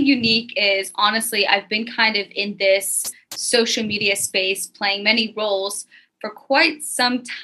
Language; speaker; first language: English; native; English